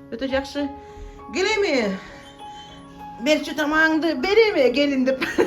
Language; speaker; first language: Kyrgyz; native; Kyrgyz